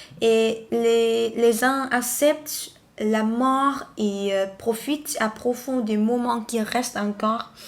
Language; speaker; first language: French; non-native, learner; Vietnamese